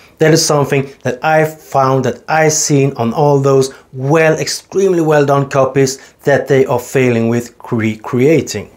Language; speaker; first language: English; non-native, fluent; Swedish